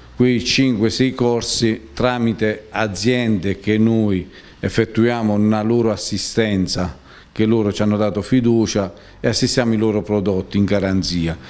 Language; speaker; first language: Italian; native; Italian